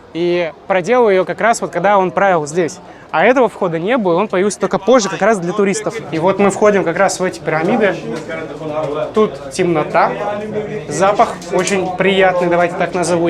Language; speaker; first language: Russian; native; Russian